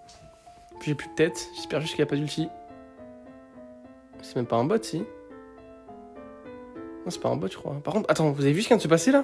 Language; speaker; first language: French; native; French